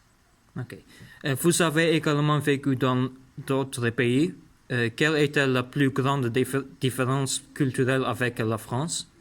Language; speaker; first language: French; non-native, learner; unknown